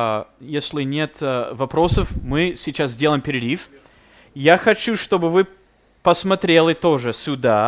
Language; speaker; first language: Russian; non-native, fluent; English